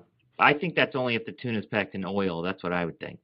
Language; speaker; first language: English; native; English